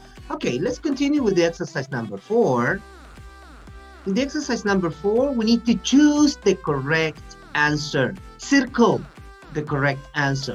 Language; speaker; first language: English; non-native, fluent; Spanish